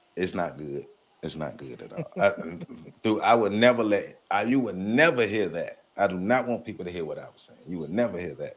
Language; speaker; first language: English; native; English